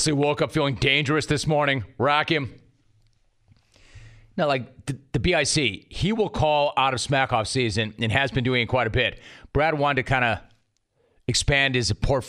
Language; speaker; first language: English; native; English